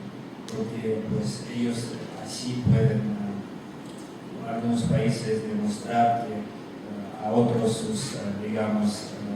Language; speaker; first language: Spanish; non-native, fluent; Russian